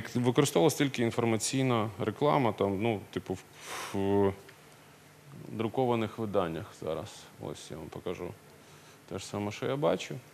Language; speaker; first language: Ukrainian; non-native, local second language; Russian